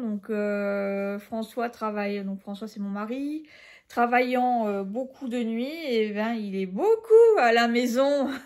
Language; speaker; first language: French; native; French